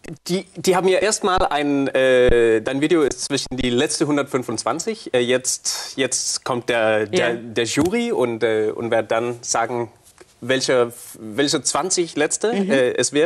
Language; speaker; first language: German; non-native, fluent; Danish